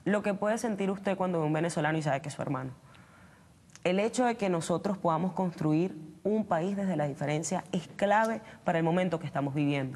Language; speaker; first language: Spanish; native; Spanish